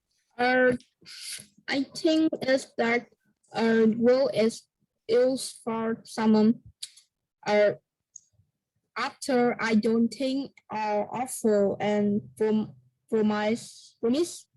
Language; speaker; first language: English; non-native, learner; Vietnamese